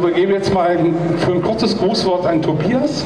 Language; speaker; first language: German; native; German